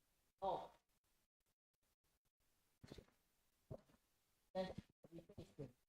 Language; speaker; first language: English; non-native, fluent; Indonesian